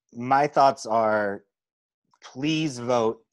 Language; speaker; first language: English; native; English